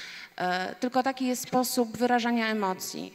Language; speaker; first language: Polish; native; Polish